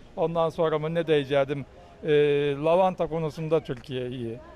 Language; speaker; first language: Turkish; native; Turkish